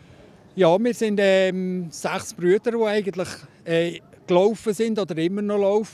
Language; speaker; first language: German; native; German